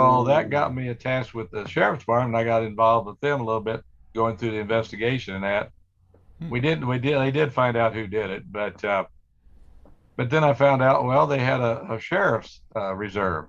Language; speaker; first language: English; native; English